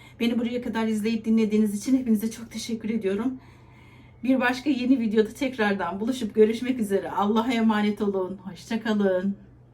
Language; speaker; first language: Turkish; native; Turkish